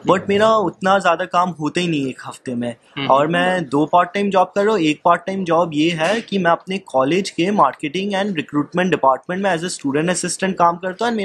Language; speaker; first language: Hindi; native; Hindi